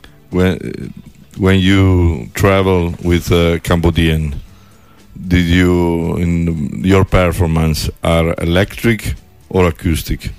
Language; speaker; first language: English; non-native, learner; Italian